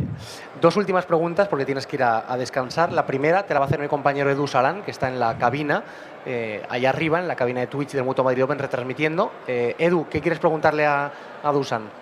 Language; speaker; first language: Spanish; native; Spanish